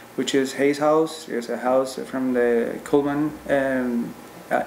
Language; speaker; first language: English; non-native, learner; Spanish